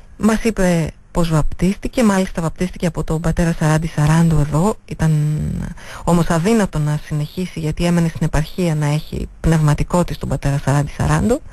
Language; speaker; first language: Greek; native; Greek